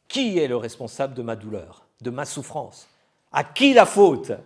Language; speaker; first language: French; native; French